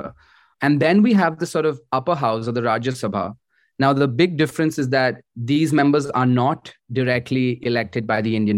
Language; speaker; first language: English; non-native, local second language; Hindi